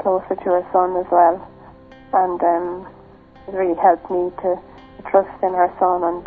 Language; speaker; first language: English; native; English